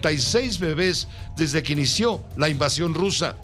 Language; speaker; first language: Spanish; native; Spanish